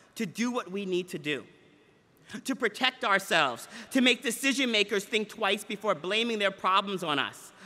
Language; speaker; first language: English; native; English